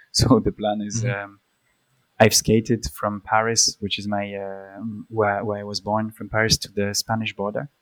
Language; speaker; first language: English; early bilingual, other home language; Polish